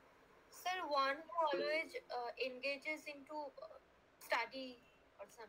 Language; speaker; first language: English; non-native, local second language; Bangla